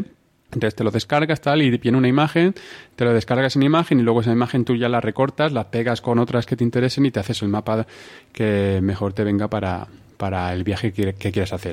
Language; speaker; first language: Spanish; native; Spanish